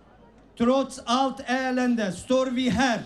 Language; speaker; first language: Swedish; early bilingual, other home language; Kurdish